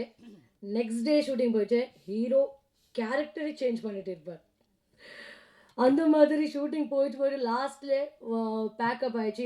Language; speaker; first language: Tamil; non-native, learner; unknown